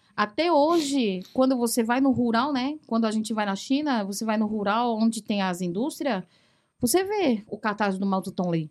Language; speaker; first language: Portuguese; early bilingual, other home language; Chinese